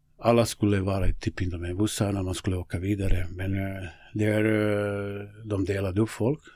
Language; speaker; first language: Swedish; non-native, fluent; Bosnian